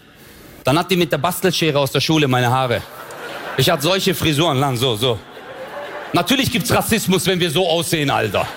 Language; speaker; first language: German; early bilingual, other home language; Turkish